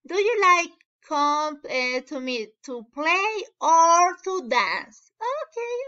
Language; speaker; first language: English; non-native, learner; Spanish